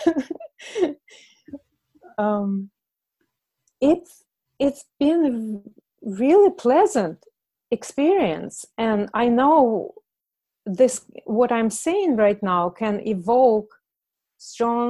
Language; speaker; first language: English; non-native, fluent; Russian